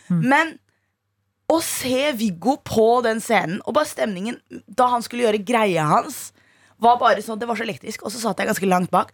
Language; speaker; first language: Norwegian; early bilingual, other home language; Somali